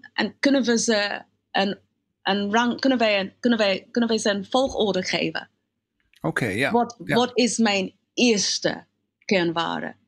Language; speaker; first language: Dutch; non-native, fluent; English